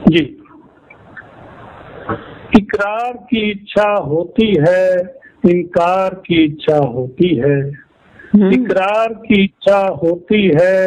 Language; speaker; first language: Hindi; native; Hindi